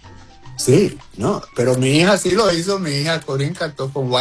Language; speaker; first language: Spanish; early bilingual, heritage; Spanish